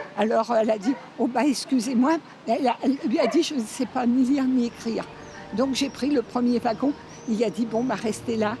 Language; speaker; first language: French; native; French